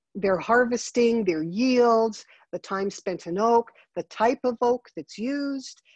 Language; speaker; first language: English; native; English